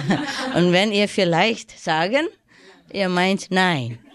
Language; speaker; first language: German; non-native, learner; Vietnamese